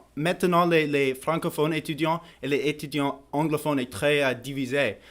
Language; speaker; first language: French; non-native, learner; English